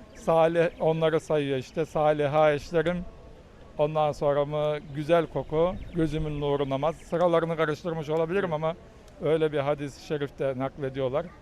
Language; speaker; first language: Turkish; native; Turkish